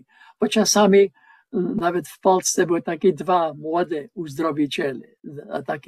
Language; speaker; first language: Polish; non-native, learner; English